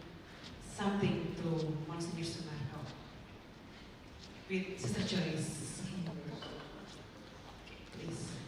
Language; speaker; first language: English; non-native, learner; Indonesian